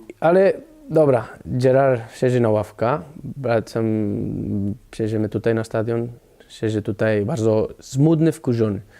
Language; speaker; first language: Polish; non-native, learner; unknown